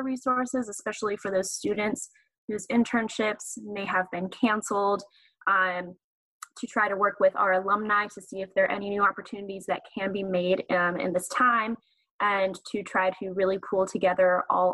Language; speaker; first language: English; native; English